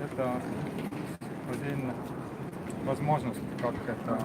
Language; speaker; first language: Russian; non-native, learner; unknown